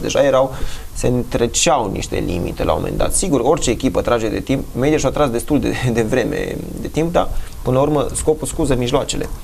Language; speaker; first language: Romanian; native; Romanian